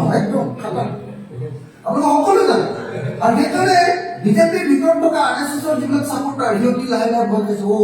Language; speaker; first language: Assamese; native; Assamese